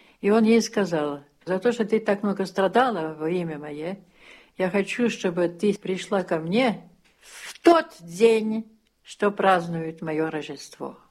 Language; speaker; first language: Russian; early bilingual, heritage; Russian